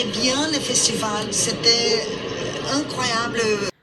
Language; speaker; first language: French; non-native, learner; Portuguese